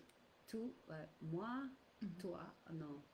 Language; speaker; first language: French; non-native, learner; English